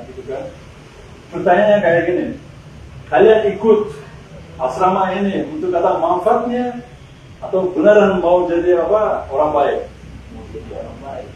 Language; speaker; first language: Indonesian; non-native, fluent; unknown